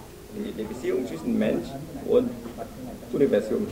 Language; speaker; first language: German; non-native, fluent; Vietnamese